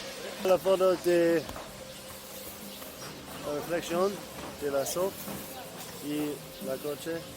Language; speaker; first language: Spanish; non-native, learner; English